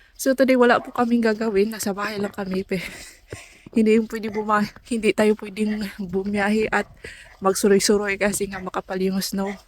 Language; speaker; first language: Filipino; non-native, local second language; Cebuano